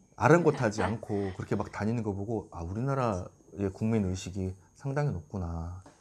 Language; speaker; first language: Korean; native; Korean